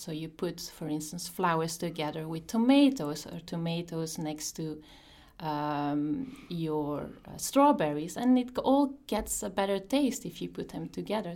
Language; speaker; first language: English; non-native, fluent; Dutch